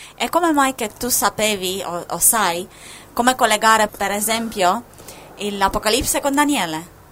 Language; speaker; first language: Italian; non-native, fluent; Spanish